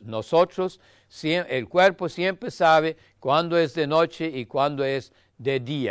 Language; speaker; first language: Spanish; non-native, fluent; German